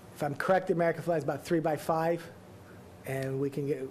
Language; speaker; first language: English; native; English